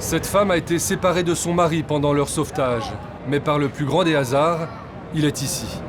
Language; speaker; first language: French; native; French